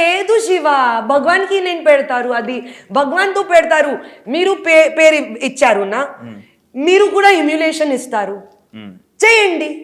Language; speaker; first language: Telugu; non-native, local second language; Hindi